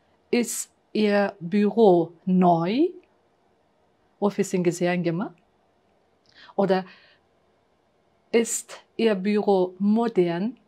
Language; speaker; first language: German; non-native, fluent; Uzbek